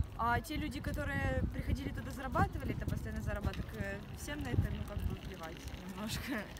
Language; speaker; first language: Russian; native; Russian